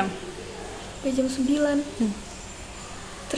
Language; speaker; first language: Indonesian; native; Indonesian